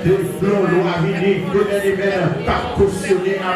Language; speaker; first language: French; non-native, local second language; Haitian Creole